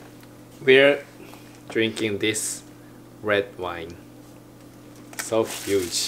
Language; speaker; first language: English; non-native, learner; Japanese